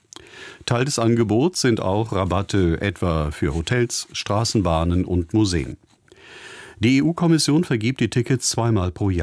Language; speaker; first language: German; native; German